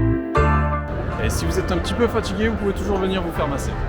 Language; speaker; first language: French; native; French